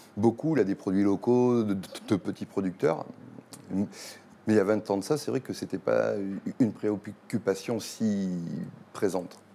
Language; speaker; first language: French; native; French